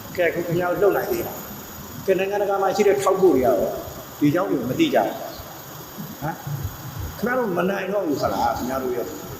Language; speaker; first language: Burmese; native; Burmese